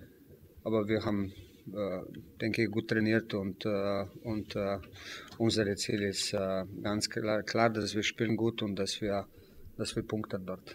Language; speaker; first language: German; non-native, fluent; Slovenian